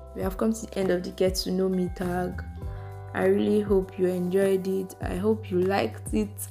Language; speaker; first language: English; non-native, local second language; Yoruba